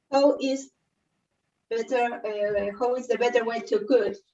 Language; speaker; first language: English; non-native, learner; Spanish